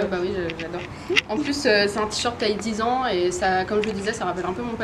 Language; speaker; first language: French; native; French